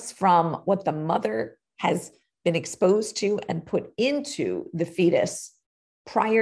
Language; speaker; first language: English; native; English